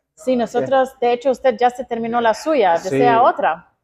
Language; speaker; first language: Spanish; non-native, fluent; Croatian